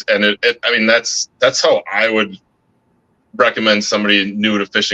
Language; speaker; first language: English; native; English